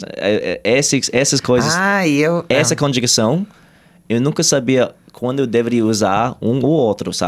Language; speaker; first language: Portuguese; non-native, fluent; English